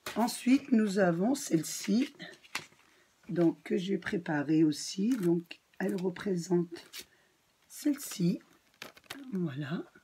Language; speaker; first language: French; native; French